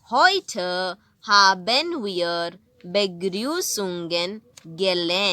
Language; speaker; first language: German; non-native, fluent; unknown